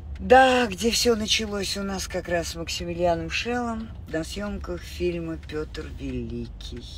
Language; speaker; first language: Russian; native; Russian